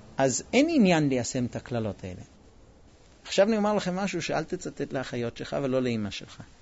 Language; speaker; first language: Hebrew; non-native, fluent; English